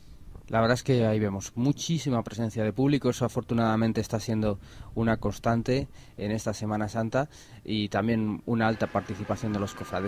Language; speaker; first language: Spanish; native; Spanish